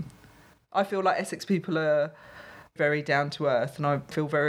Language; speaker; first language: English; native; English